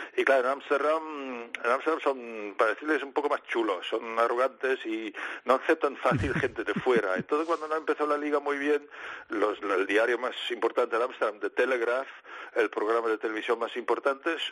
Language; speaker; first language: Spanish; non-native, fluent; Dutch